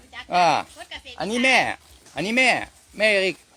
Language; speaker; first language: Thai; non-native, learner; French